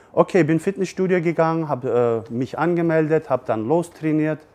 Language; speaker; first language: German; early bilingual, other home language; Turkish